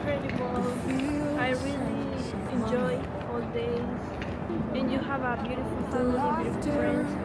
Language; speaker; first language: English; non-native, learner; Spanish